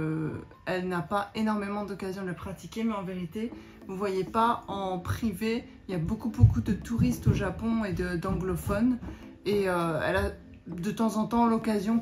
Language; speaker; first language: French; native; French